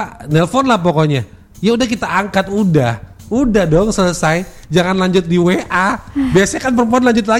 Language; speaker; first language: Indonesian; native; Indonesian